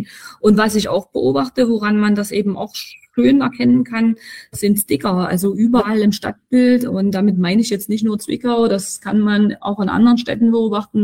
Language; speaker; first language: German; native; German